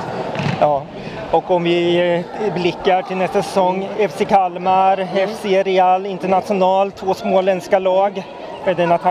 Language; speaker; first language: Swedish; native; Swedish